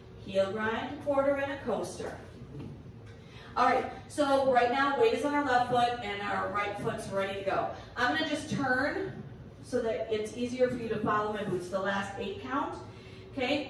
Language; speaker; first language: English; native; English